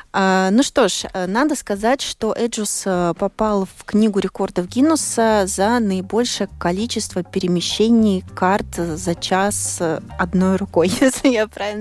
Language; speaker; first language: Russian; native; Russian